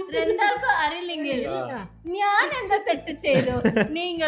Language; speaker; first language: Malayalam; non-native, learner; Tamil